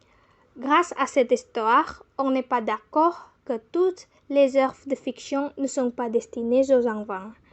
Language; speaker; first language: French; non-native, learner; Indonesian